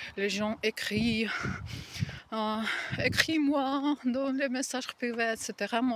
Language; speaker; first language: French; non-native, learner; Ukrainian